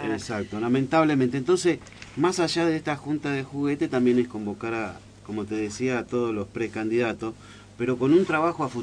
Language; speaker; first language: Spanish; native; Spanish